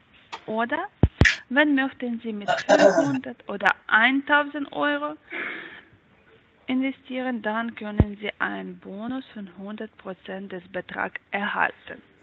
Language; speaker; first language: German; non-native, learner; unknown